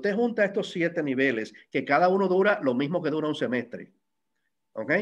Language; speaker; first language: Spanish; native; Spanish